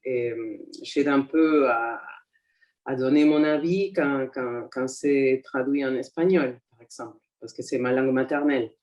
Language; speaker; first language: French; non-native, fluent; Spanish